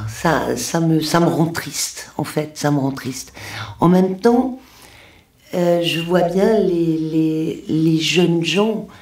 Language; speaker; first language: French; non-native, local second language; Swiss German